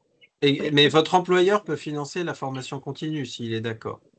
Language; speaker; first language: French; native; French